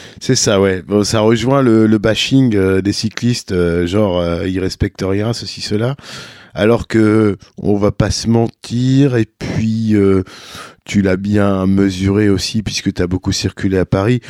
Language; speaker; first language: French; native; French